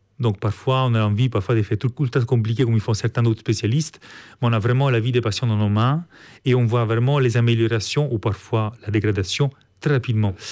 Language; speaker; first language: French; non-native, fluent; Italian